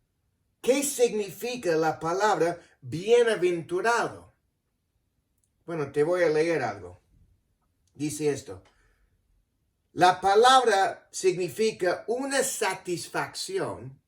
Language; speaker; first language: Spanish; non-native, fluent; English